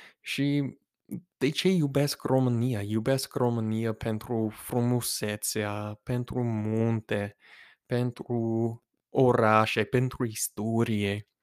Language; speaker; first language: Romanian; non-native, fluent; English